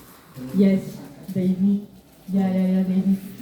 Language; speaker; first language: English; non-native, fluent; French